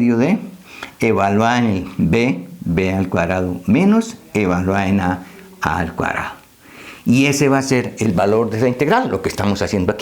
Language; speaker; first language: Spanish; native; Spanish